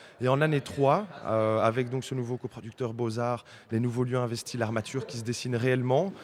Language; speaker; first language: French; native; French